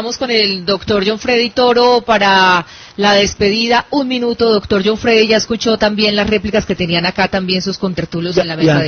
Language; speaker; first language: Spanish; native; Spanish